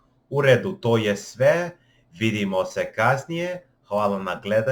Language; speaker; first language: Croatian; non-native, learner; English